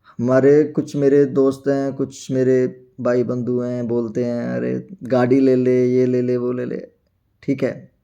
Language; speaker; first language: Hindi; non-native, local second language; Punjabi